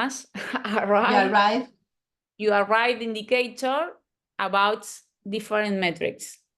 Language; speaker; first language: English; non-native, learner; Spanish